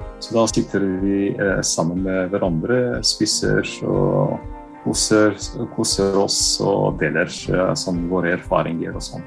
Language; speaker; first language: Norwegian; non-native, fluent; Bosnian